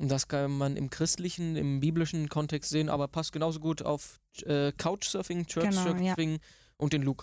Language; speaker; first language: German; native; German